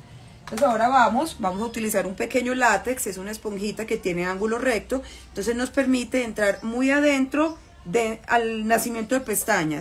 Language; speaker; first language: Spanish; native; Spanish